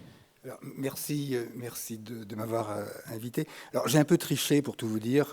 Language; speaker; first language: French; native; French